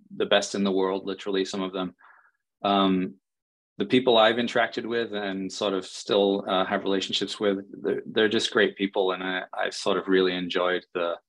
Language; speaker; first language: English; native; English